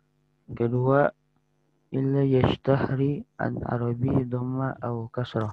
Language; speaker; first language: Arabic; non-native, learner; Indonesian